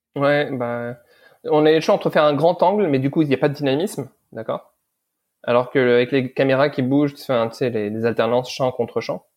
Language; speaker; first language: French; early bilingual, other home language; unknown